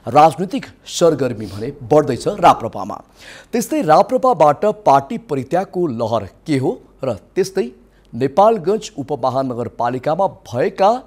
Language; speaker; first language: Nepali; native; Nepali